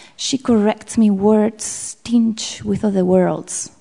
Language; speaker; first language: English; non-native, fluent; Basque